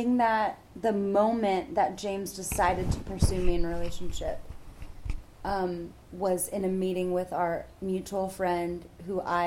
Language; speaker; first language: English; native; English